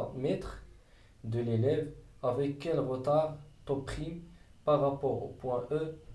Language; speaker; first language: French; non-native, local second language; Arabic